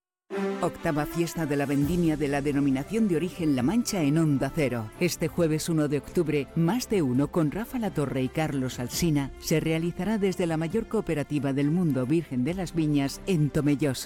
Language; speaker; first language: Spanish; native; Spanish